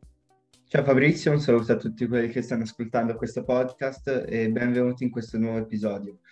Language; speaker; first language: Italian; native; Italian